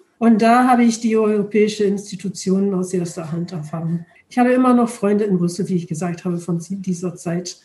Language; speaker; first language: German; non-native, learner; English